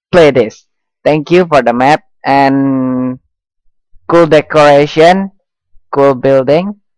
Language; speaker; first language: English; non-native, learner; Indonesian